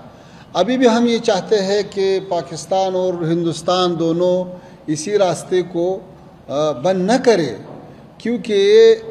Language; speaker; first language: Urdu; non-native, fluent; Pashto